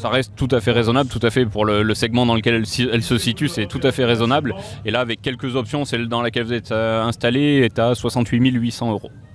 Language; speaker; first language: French; native; French